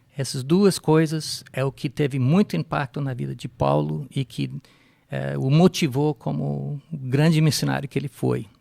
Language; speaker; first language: Portuguese; non-native, fluent; English